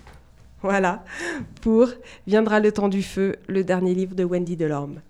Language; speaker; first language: French; native; French